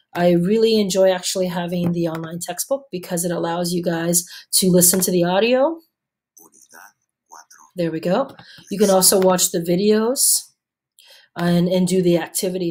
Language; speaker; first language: English; native; English